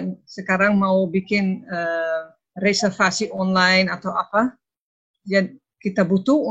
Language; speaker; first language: Indonesian; non-native, fluent; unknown